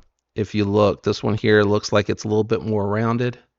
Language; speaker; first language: English; native; English